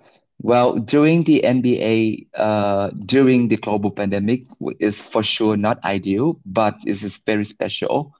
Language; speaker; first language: English; non-native, fluent; Vietnamese